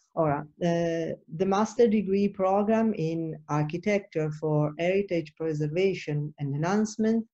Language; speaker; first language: English; non-native, fluent; Italian